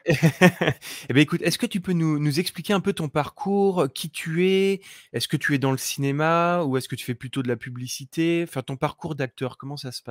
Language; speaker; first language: French; native; French